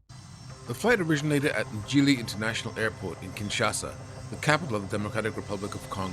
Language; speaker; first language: English; native; English